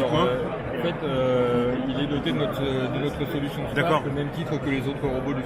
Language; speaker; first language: French; native; French